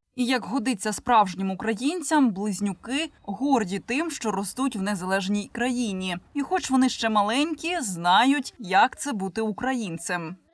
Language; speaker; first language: Ukrainian; native; Ukrainian